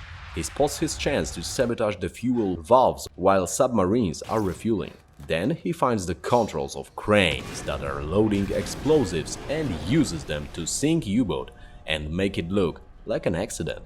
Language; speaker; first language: English; non-native, fluent; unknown